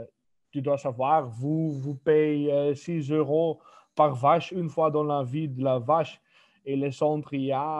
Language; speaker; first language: French; non-native, local second language; Dutch